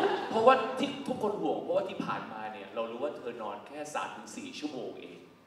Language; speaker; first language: Thai; native; Thai